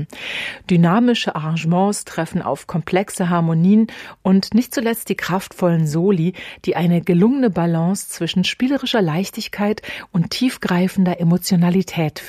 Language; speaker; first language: German; native; German